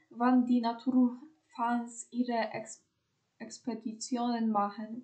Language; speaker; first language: German; non-native, fluent; Polish